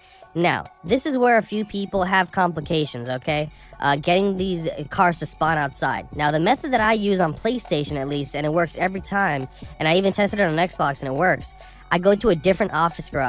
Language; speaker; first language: English; native; English